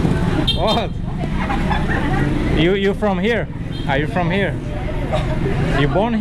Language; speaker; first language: English; non-native, learner; Slovak